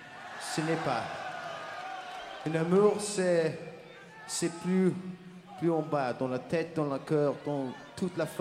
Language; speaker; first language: French; non-native, learner; English